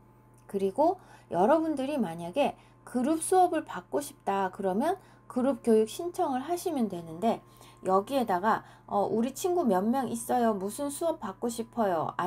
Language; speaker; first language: Korean; native; Korean